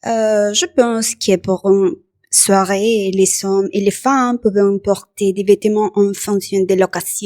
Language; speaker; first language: French; non-native, learner; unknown